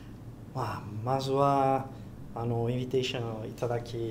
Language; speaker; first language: Japanese; non-native, learner; Portuguese